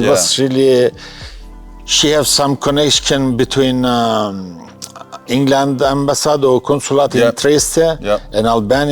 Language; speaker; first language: English; non-native, learner; Albanian